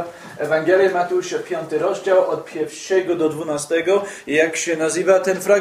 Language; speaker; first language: Polish; non-native, fluent; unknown